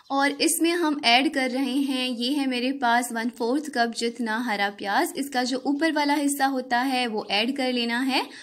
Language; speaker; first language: Hindi; native; Hindi